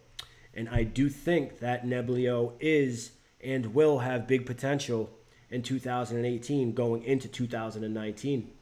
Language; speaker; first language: English; native; English